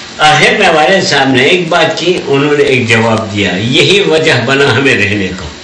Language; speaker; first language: Urdu; non-native, local second language; Balti